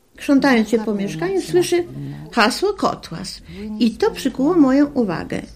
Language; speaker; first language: Polish; native; Polish